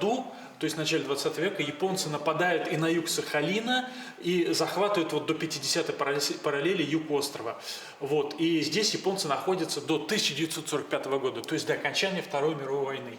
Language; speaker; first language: Russian; native; Russian